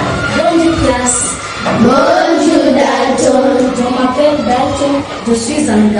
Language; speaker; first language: French; non-native, learner; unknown